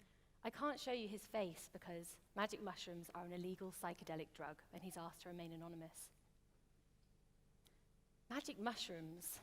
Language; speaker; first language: English; native; English